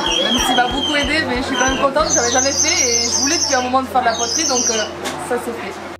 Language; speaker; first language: French; native; French